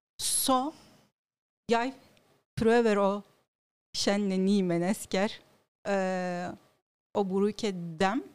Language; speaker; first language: Norwegian; non-native, learner; Turkish